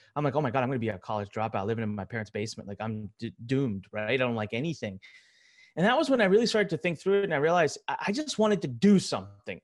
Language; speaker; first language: English; early bilingual, other home language; Hindi